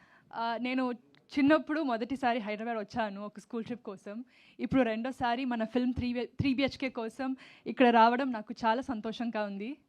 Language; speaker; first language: Telugu; non-native, learner; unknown